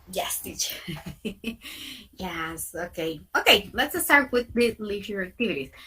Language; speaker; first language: English; non-native, fluent; Spanish